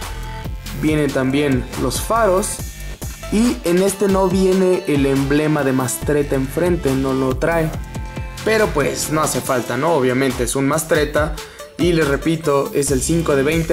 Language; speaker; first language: Spanish; native; Spanish